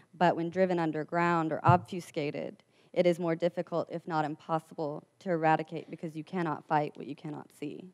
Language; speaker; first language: English; native; English